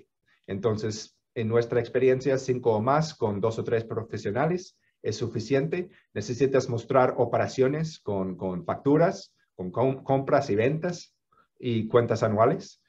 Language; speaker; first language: Spanish; non-native, fluent; English